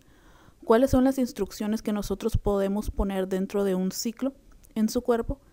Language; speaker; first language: Spanish; native; Spanish